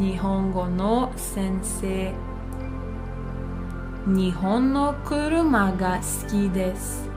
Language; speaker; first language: Japanese; non-native, fluent; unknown